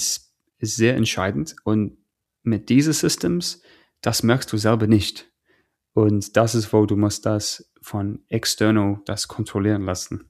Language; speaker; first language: German; non-native, fluent; English